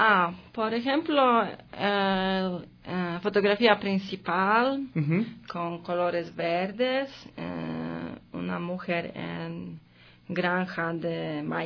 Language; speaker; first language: Spanish; non-native, learner; Polish